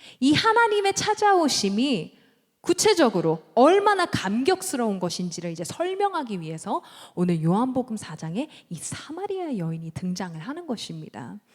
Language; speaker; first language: Korean; early bilingual, heritage; Korean